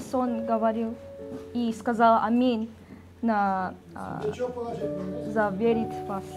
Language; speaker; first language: Russian; non-native, learner; Korean